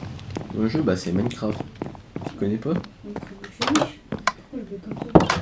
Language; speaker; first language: French; native; French